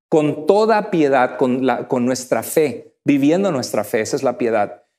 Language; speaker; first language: Spanish; native; Spanish